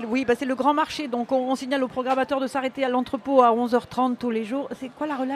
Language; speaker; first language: French; native; French